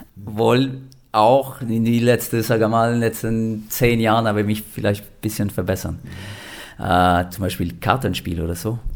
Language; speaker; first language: German; non-native, fluent; French